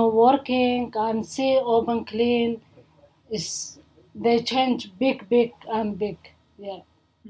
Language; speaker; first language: English; non-native, learner; Arabic